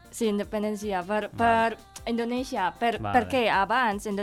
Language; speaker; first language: Catalan; non-native, learner; Indonesian